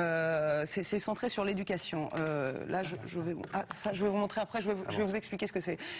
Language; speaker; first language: French; native; French